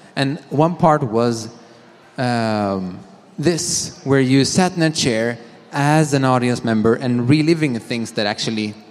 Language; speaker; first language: English; non-native, fluent; Swedish